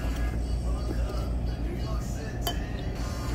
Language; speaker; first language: English; non-native, learner; Spanish